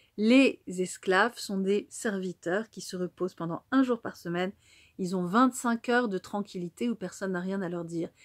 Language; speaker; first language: French; native; French